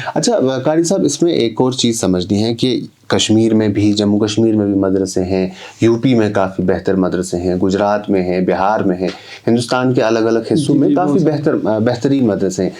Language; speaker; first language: Urdu; non-native, local second language; Kashmiri